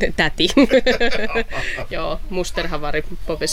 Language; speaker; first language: Swedish; non-native, local second language; Finnish